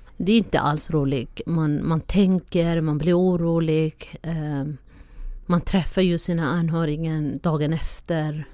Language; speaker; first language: Swedish; non-native, fluent; Somali